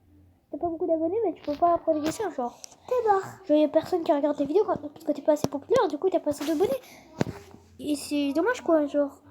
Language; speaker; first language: French; native; French